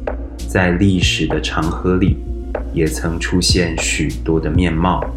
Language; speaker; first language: Chinese; native; Chinese